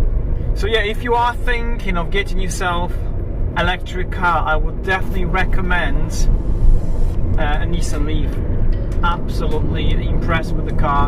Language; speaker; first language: English; non-native, fluent; Polish